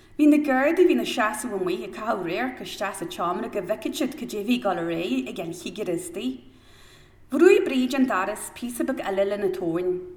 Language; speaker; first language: Irish; native; Irish